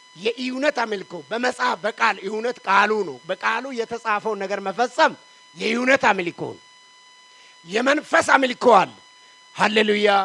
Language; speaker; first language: Amharic; non-native, local second language; Wolaytta